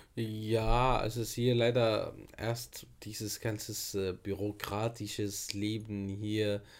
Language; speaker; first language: German; non-native, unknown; Arabic